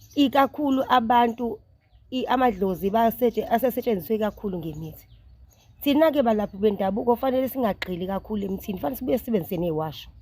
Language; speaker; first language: Zulu; native; Zulu